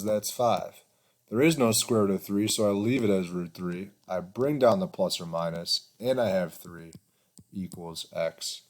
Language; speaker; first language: English; native; English